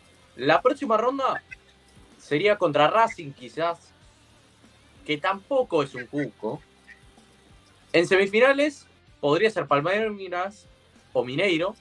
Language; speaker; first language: Spanish; native; Spanish